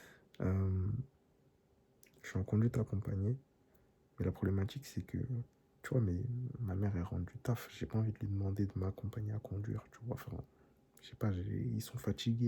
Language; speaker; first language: French; native; French